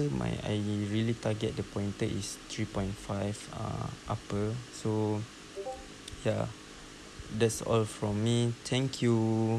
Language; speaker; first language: English; non-native, local second language; Malay